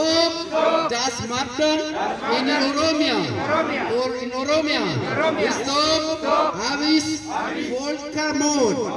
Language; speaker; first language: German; non-native, learner; Oromo